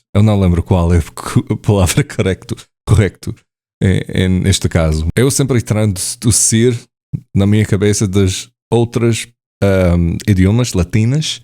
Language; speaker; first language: Portuguese; non-native, learner; English